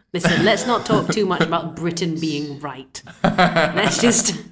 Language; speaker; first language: English; native; English